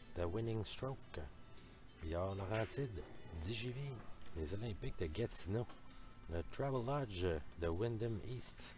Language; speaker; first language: French; native; French